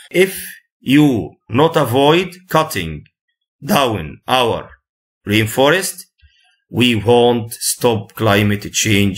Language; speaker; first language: English; non-native, fluent; Arabic